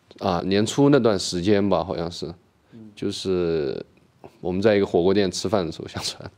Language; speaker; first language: Chinese; native; Chinese